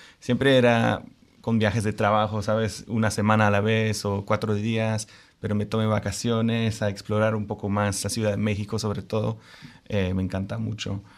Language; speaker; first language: Spanish; non-native, fluent; French